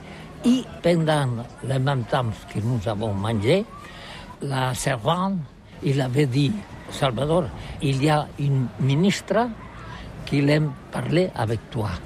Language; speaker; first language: French; non-native, learner; Catalan